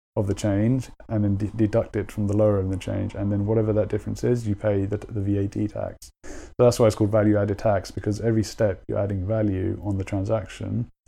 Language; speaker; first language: English; native; English